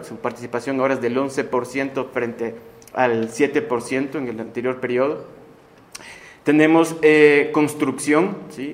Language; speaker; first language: Spanish; native; Spanish